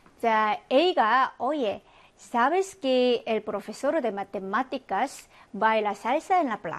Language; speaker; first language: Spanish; non-native, fluent; Korean